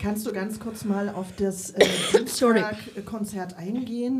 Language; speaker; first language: German; native; German